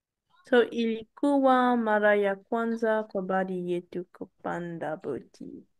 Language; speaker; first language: Swahili; non-native, learner; English